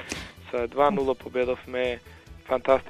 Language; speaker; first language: Macedonian; early bilingual, heritage; Macedonian